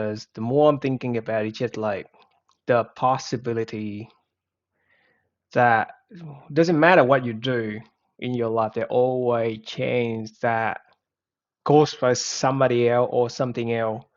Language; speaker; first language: English; non-native, fluent; Vietnamese